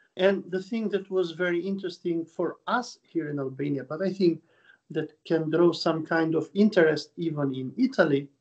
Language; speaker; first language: English; non-native, fluent; Albanian